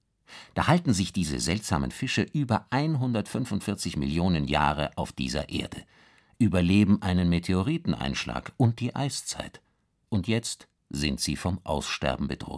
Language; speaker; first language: German; native; German